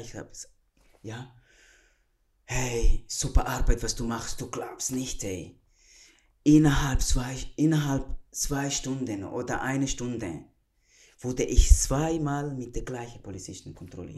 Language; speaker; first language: German; non-native, fluent; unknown